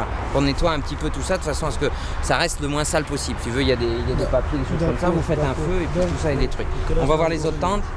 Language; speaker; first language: French; native; French